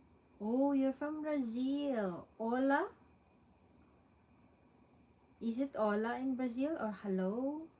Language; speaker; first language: English; non-native, local second language; Filipino